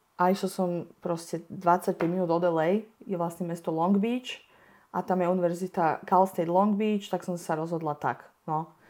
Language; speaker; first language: Slovak; native; Slovak